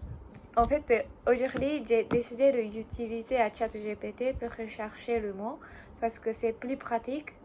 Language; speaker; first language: French; non-native, learner; Japanese